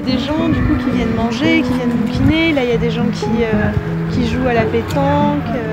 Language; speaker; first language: French; native; French